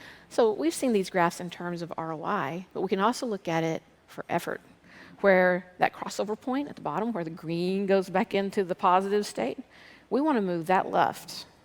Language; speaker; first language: English; native; English